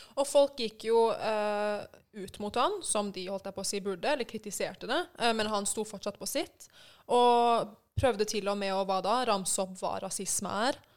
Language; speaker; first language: Norwegian; early bilingual, other home language; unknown